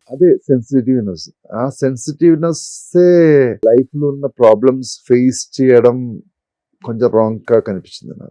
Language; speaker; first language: Telugu; non-native, fluent; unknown